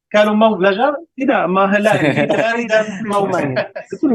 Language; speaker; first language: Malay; non-native, learner; Arabic